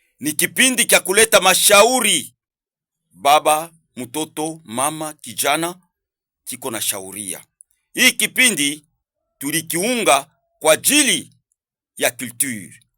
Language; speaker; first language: Swahili; native; Swahili